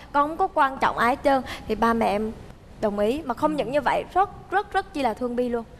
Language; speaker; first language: Vietnamese; early bilingual, heritage; Vietnamese